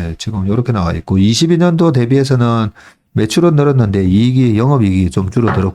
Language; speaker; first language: Korean; native; Korean